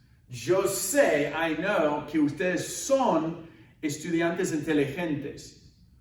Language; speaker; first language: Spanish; non-native, fluent; English